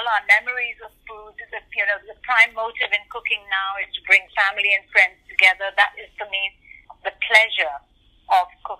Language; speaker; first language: English; non-native, local second language; Urdu